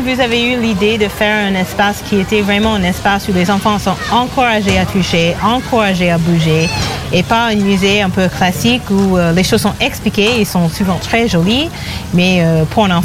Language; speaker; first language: French; non-native, fluent; English